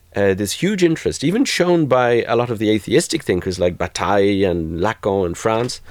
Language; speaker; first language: English; native; English